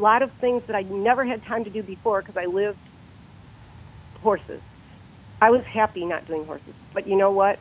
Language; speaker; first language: English; native; English